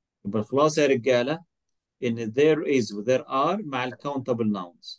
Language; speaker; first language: Arabic; native; Arabic